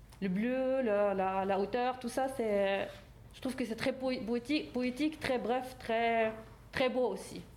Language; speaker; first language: French; non-native, fluent; Arabic